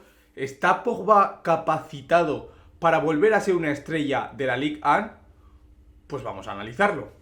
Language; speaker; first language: Spanish; native; Spanish